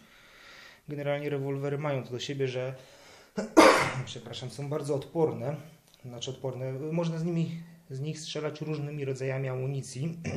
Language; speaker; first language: Polish; native; Polish